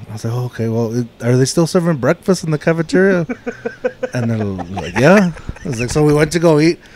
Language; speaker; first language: English; native; English